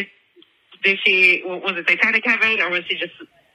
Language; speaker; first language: English; native; English